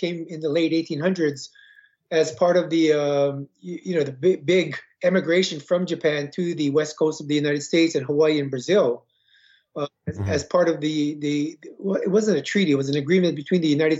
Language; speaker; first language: English; native; English